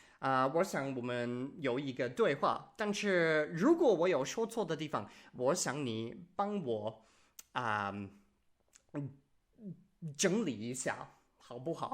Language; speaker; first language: Chinese; non-native, learner; English